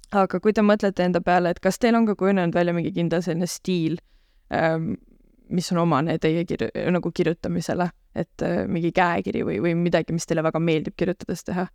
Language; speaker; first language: Estonian; native; Estonian